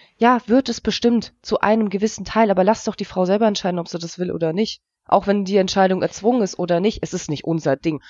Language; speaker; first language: German; early bilingual, other home language; Russian